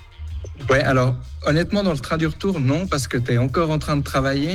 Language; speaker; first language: French; native; French